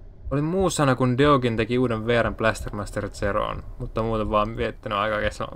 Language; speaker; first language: Finnish; native; Finnish